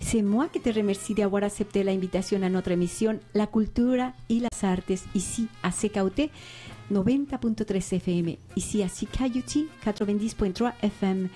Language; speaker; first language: French; non-native, fluent; Spanish